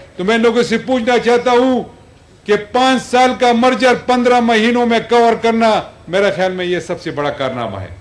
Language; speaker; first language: Urdu; non-native, local second language; Pashto